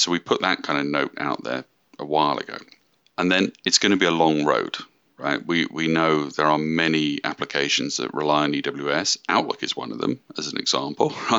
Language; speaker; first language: English; native; English